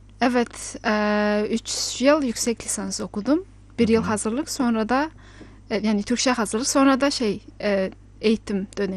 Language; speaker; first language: Turkish; non-native, fluent; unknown